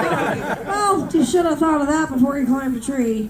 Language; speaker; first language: English; native; English